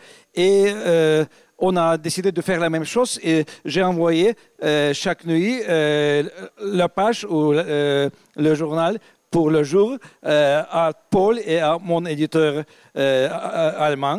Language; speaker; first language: French; non-native, fluent; Russian